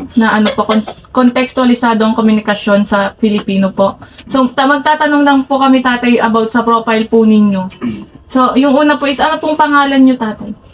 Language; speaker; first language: Filipino; native; Filipino